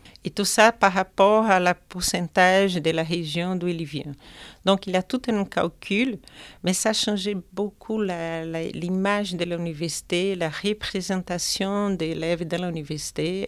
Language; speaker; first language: French; non-native, fluent; Portuguese